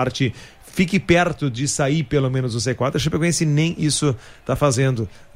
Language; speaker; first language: Portuguese; native; Portuguese